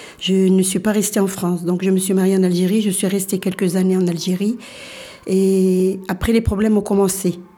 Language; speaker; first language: French; early bilingual, other home language; Arabic